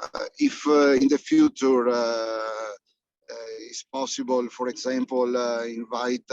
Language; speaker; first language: English; non-native, fluent; Italian